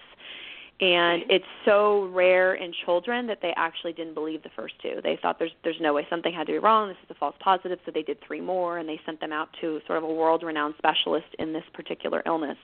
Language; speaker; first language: English; native; English